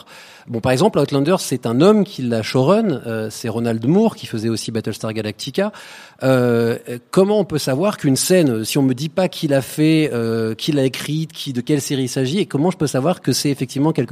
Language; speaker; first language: French; native; French